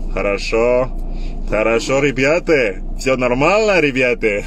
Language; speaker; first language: Russian; non-native, learner; Lingala